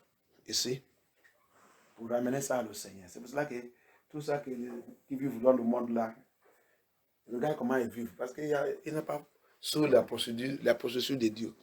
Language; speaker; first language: French; non-native, learner; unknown